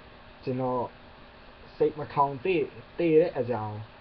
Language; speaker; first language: Burmese; non-native, learner; English